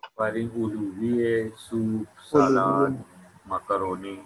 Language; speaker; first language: Persian; non-native, fluent; Urdu